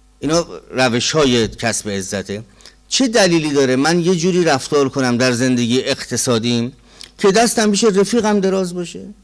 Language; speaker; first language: Persian; native; Persian